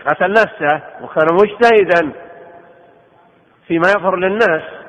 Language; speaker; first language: Arabic; native; Arabic